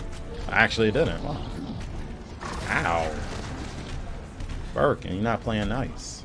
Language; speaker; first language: English; native; English